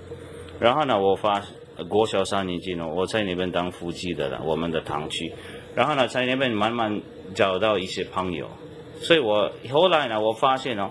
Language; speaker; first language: Chinese; non-native, fluent; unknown